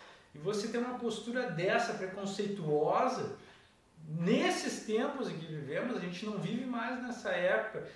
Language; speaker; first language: Portuguese; native; Portuguese